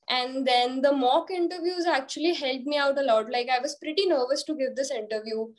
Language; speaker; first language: English; non-native, local second language; Hindi